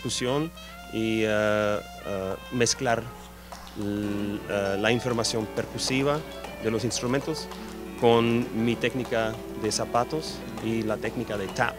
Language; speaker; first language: Spanish; non-native, fluent; German